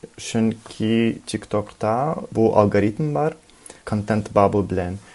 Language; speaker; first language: Tatar; non-native, learner; Russian